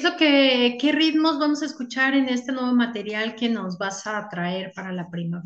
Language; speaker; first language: Spanish; native; Spanish